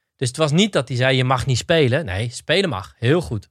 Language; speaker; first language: Dutch; native; Dutch